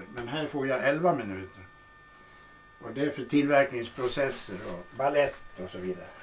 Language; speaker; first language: Swedish; native; Swedish